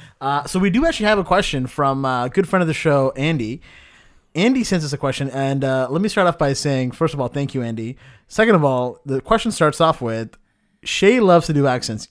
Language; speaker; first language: English; native; English